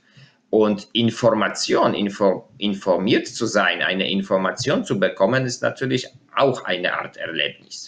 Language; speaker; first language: German; non-native, fluent; Polish